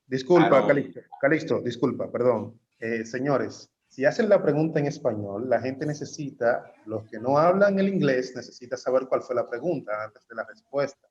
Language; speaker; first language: Spanish; native; Spanish